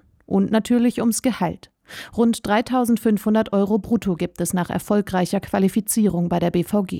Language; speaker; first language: German; native; German